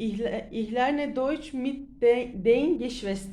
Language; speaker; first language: German; non-native, learner; Turkish